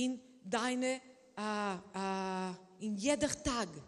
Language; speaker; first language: German; non-native, learner; Spanish